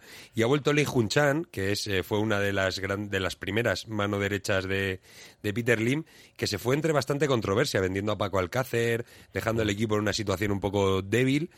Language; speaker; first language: Spanish; native; Spanish